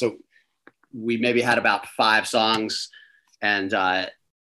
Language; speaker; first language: English; native; English